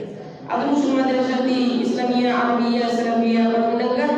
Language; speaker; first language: Arabic; non-native, learner; Bangla